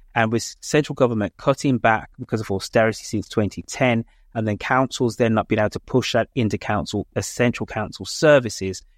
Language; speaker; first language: English; native; English